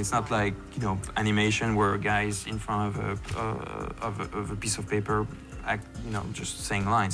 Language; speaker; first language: English; non-native, fluent; French